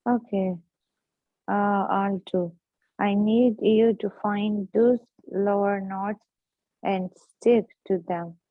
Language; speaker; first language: English; non-native, learner; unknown